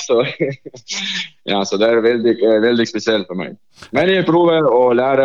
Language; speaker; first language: Norwegian; non-native, learner; Lithuanian